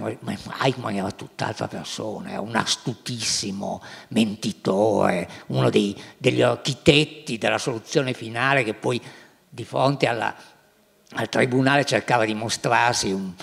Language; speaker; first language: Italian; native; Italian